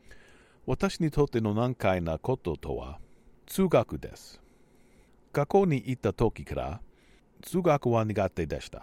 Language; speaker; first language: Japanese; non-native, learner; English